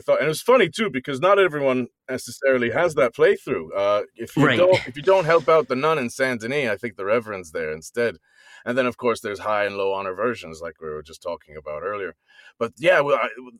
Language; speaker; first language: English; native; English